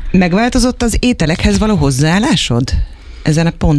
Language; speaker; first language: Hungarian; native; Hungarian